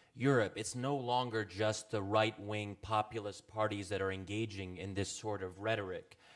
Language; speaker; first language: English; native; English